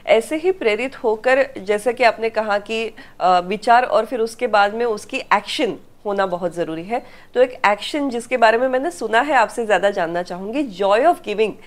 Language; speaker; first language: Hindi; non-native, local second language; Marathi